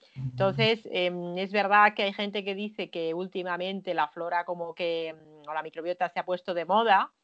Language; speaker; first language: Spanish; non-native, fluent; Finnish